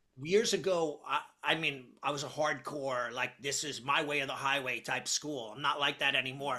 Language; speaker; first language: English; native; English